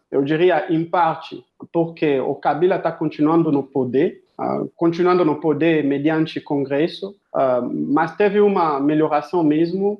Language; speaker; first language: Portuguese; non-native, fluent; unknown